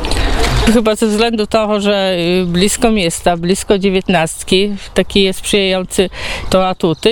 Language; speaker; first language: Polish; non-native, local second language; Ukrainian